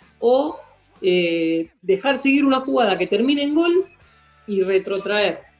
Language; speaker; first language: Spanish; native; Spanish